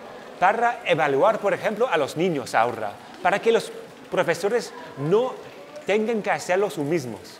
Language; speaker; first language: Spanish; non-native, fluent; English